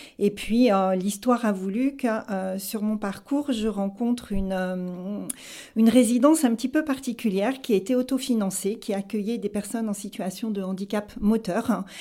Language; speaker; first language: French; native; French